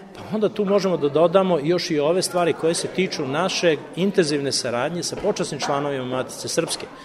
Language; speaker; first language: Serbian; native; Serbian